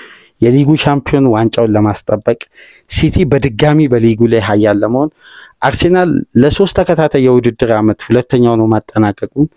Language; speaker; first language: Amharic; native; Amharic